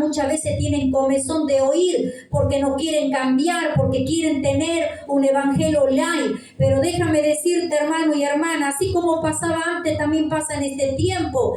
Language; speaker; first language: Spanish; native; Spanish